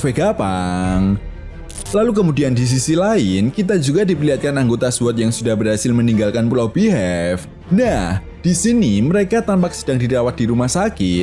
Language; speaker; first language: Indonesian; native; Indonesian